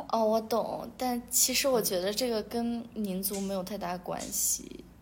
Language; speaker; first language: Chinese; non-native, local second language; Uyghur